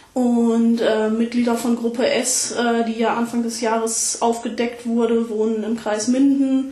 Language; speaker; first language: German; native; German